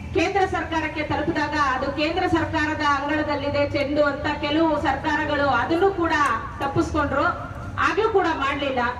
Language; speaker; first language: Kannada; native; Kannada